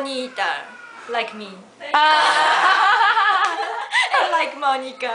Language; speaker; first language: English; non-native, learner; Japanese